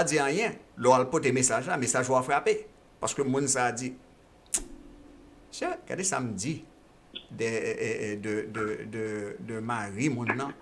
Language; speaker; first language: French; non-native, local second language; Haitian Creole